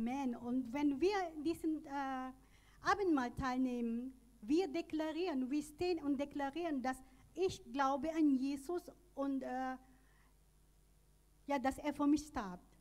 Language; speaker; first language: German; non-native, learner; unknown